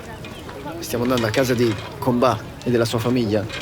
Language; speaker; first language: Italian; native; Italian